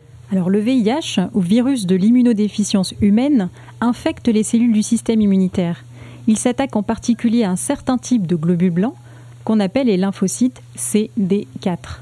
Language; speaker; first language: French; native; French